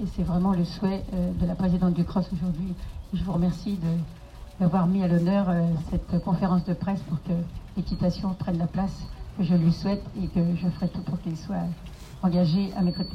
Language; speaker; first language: French; native; French